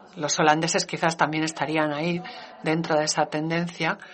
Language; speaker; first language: Spanish; non-native, fluent; Danish